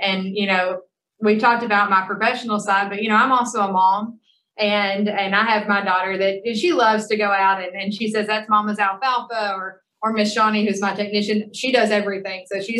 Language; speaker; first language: English; native; English